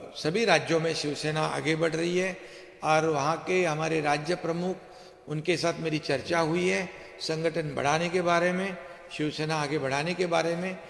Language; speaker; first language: Hindi; non-native, local second language; Marathi